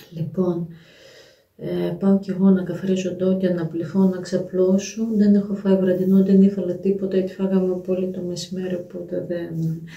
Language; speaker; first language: Greek; native; Greek